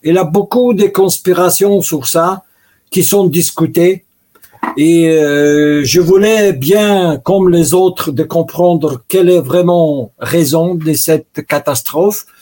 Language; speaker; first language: French; non-native, learner; Russian